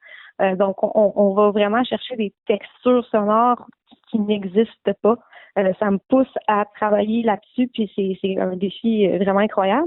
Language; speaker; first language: French; native; French